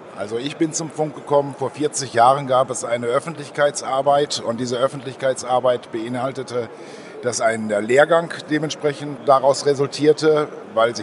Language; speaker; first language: German; native; German